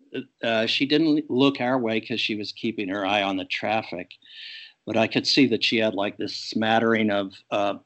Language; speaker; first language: English; native; English